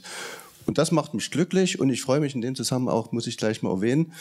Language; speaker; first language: German; native; German